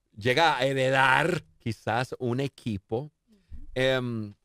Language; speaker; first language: Spanish; non-native, fluent; English